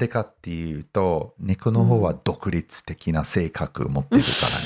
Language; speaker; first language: Japanese; non-native, fluent; English